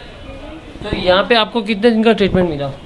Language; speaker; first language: Hindi; native; Hindi